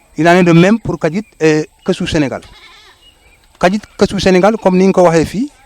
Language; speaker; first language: Wolof; non-native, local second language; Jola-Fonyi